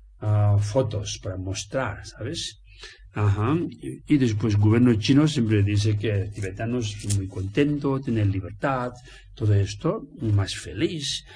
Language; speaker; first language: Spanish; non-native, learner; Tibetan